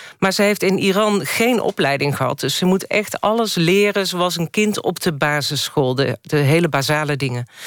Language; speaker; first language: Dutch; native; Dutch